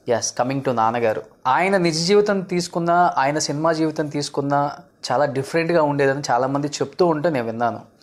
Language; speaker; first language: Telugu; native; Telugu